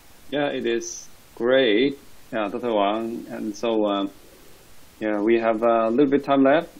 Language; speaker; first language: English; non-native, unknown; Chinese